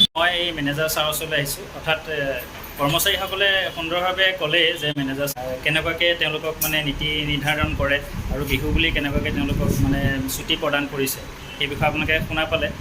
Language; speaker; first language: Assamese; native; Assamese